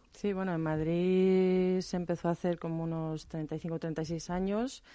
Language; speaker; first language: Spanish; non-native, fluent; German